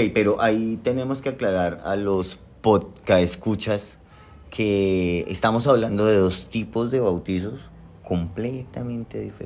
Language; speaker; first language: Spanish; native; Spanish